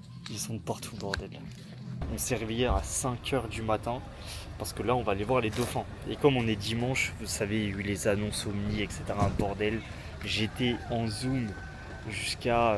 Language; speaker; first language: French; native; French